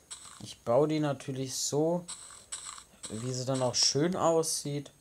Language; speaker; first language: German; native; German